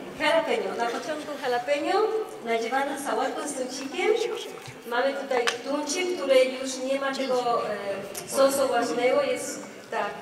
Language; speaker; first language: Polish; non-native, learner; Spanish